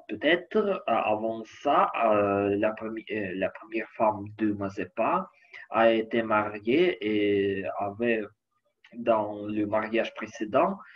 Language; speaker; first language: French; non-native, learner; Ukrainian